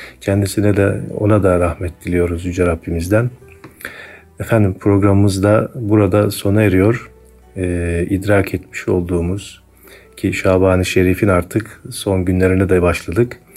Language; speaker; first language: Turkish; native; Turkish